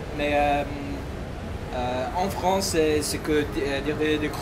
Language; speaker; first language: French; non-native, fluent; English